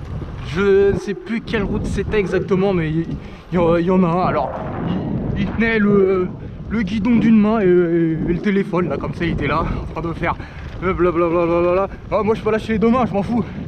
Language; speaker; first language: French; native; French